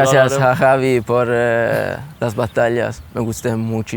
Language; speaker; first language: Spanish; non-native, learner; Italian